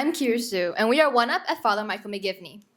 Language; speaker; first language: English; native; English